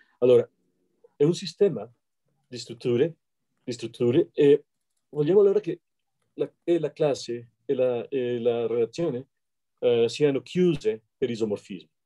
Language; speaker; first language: Italian; non-native, fluent; Spanish